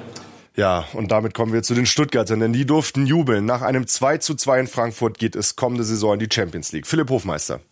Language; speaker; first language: German; native; German